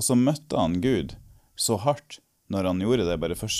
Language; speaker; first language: Norwegian; native; Norwegian